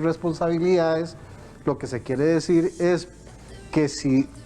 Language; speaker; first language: Spanish; native; Spanish